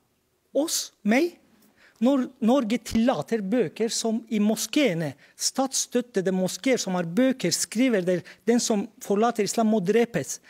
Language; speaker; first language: Norwegian; non-native, fluent; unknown